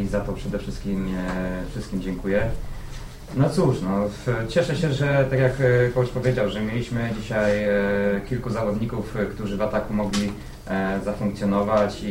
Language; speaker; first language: Polish; native; Polish